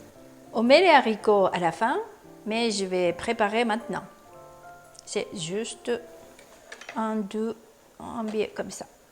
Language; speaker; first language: French; non-native, fluent; Japanese